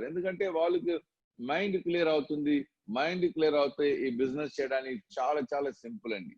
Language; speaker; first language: Telugu; non-native, local second language; Tamil